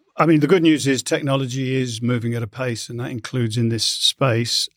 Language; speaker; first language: English; native; English